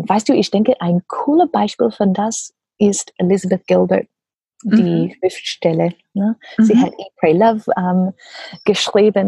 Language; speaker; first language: German; non-native, learner; English